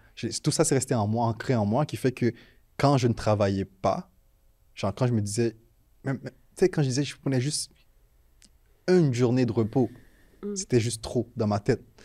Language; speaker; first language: French; native; French